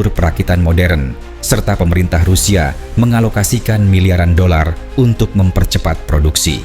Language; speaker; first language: Indonesian; native; Indonesian